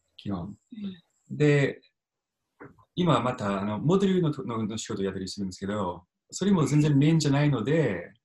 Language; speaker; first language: Japanese; non-native, fluent; English